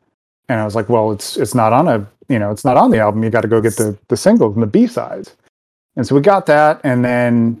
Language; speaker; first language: English; native; English